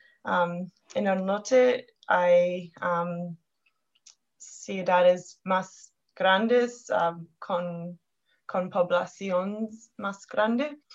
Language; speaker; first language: Spanish; non-native, learner; English